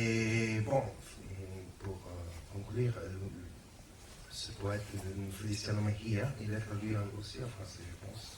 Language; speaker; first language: French; non-native, fluent; Italian